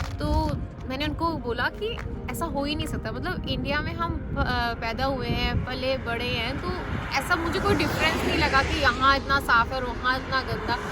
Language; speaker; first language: Hindi; native; Hindi